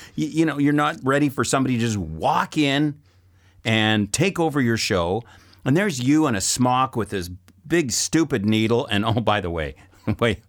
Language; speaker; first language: English; native; English